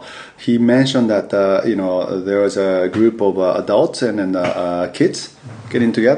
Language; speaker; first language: English; non-native, fluent; Japanese